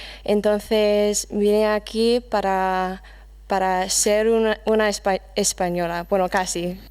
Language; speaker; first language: Spanish; non-native, fluent; English